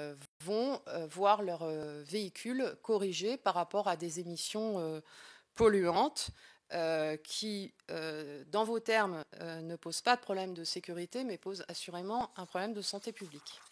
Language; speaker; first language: French; native; French